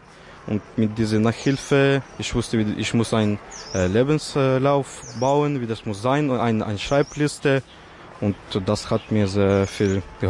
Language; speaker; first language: German; non-native, fluent; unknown